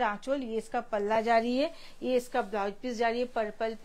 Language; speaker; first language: Hindi; non-native, local second language; Bangla